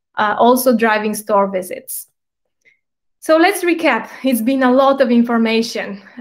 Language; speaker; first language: English; non-native, fluent; Bulgarian